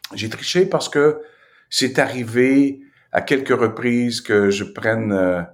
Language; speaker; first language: French; native; French